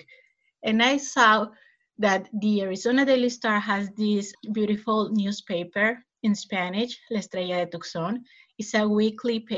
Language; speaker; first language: English; non-native, fluent; Spanish